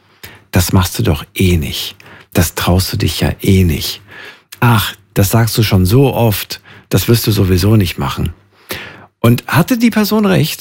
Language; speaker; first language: German; native; German